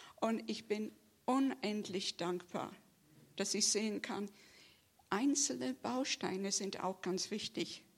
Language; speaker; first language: German; non-native, fluent; English